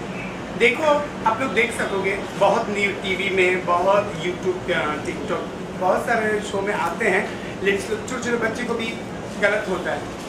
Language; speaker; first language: Hindi; non-native, local second language; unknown